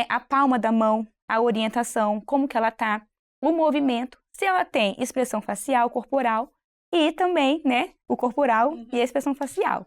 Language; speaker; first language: Portuguese; native; Portuguese